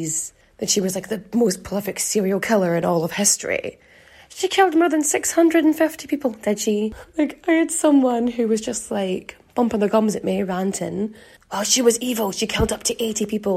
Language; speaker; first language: English; native; English